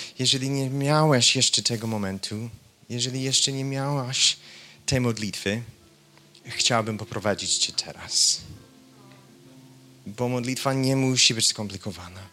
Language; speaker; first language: Polish; non-native, fluent; English